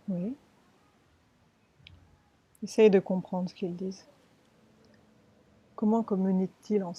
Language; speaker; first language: French; native; French